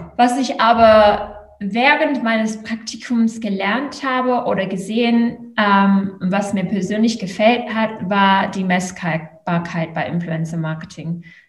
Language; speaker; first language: German; non-native, fluent; English